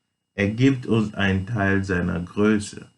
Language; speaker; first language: German; non-native, fluent; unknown